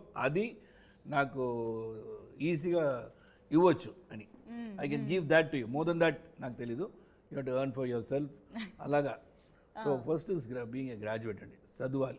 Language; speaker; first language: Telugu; non-native, local second language; Tamil